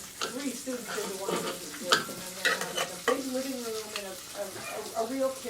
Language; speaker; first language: English; native; English